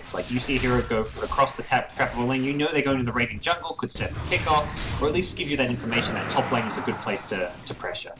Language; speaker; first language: English; native; English